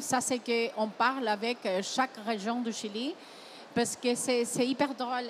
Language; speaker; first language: French; non-native, fluent; Spanish